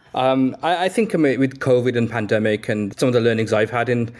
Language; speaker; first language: English; native; English